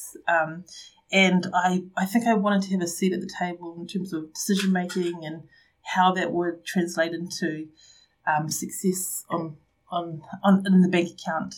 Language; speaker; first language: English; native; English